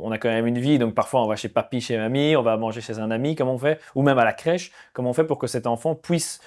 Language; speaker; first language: French; native; French